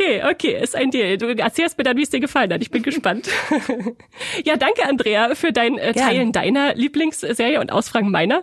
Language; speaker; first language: German; native; German